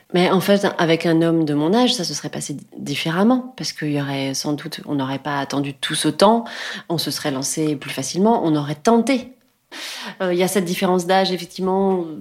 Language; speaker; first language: French; native; French